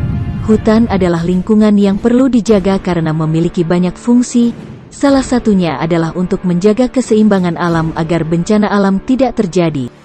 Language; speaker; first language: Indonesian; native; Indonesian